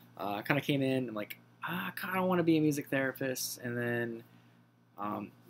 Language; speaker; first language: English; native; English